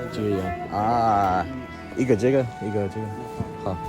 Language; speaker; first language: Chinese; non-native, learner; English